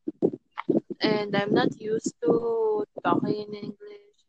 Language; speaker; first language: English; non-native, local second language; Filipino